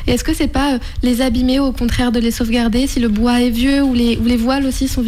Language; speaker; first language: French; native; French